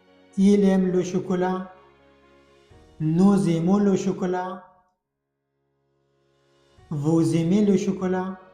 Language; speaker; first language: French; non-native, fluent; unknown